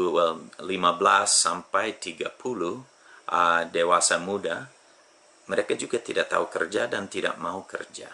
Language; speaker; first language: Indonesian; non-native, fluent; English